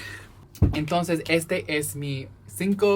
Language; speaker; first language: Spanish; non-native, learner; English